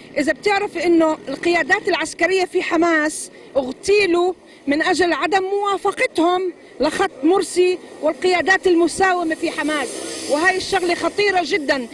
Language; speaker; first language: Arabic; native; Arabic